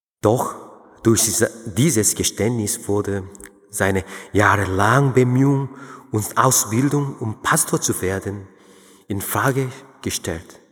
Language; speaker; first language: German; non-native, fluent; Korean